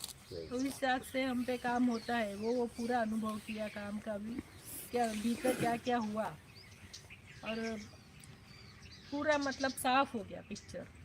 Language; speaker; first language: Hindi; native; Hindi